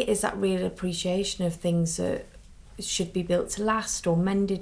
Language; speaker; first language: English; native; English